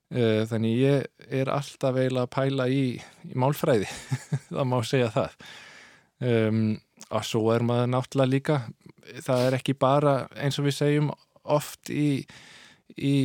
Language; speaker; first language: Icelandic; non-native, fluent; Danish